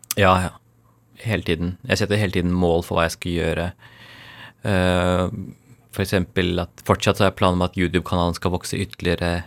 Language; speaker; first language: Norwegian; early bilingual, other home language; Urdu